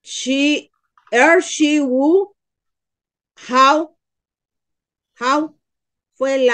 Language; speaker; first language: Chinese; non-native, learner; Spanish